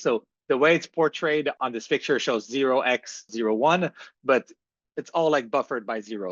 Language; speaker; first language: English; native; English